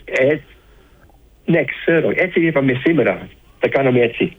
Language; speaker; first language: Greek; early bilingual, heritage; English